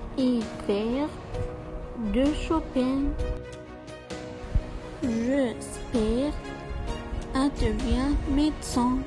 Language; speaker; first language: French; non-native, learner; Arabic